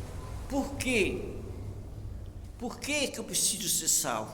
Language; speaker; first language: Portuguese; native; Portuguese